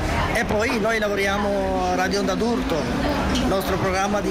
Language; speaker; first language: Italian; non-native, learner; Sinhala